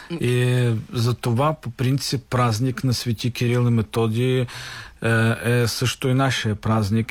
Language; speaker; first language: Bulgarian; non-native, fluent; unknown